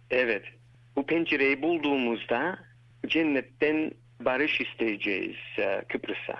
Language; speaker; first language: Turkish; early bilingual, heritage; Turkish